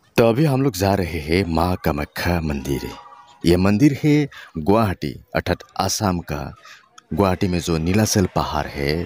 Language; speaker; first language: Hindi; non-native, local second language; Assamese